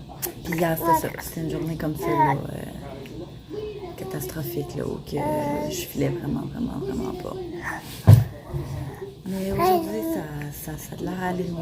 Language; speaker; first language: French; native; French